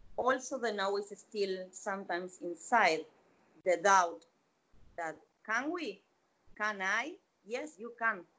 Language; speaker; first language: English; non-native, fluent; Spanish